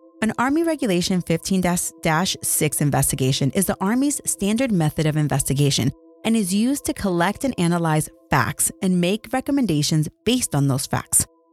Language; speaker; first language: English; early bilingual, other home language; Spanish